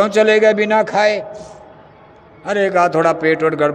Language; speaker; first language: Hindi; native; Hindi